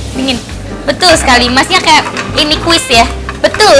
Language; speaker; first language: Indonesian; native; Indonesian